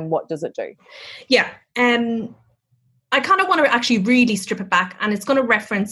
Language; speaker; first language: English; native; English